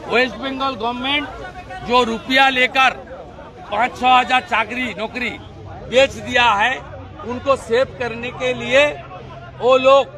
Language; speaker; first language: Hindi; non-native, local second language; Bangla